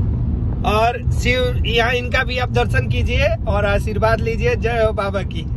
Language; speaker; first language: Hindi; native; Hindi